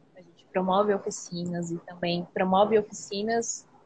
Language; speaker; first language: Portuguese; native; Portuguese